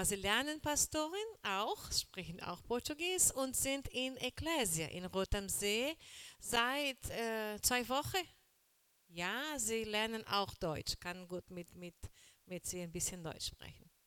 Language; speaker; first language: German; non-native, learner; Portuguese